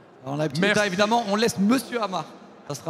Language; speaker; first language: French; native; French